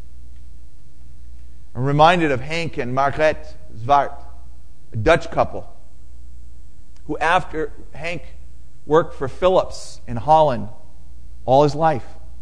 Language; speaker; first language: English; native; English